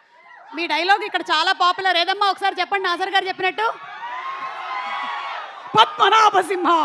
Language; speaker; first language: Telugu; native; Telugu